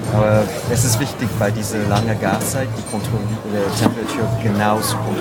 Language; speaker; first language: German; non-native, fluent; French